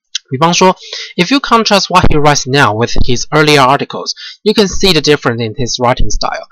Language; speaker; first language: English; non-native, fluent; Chinese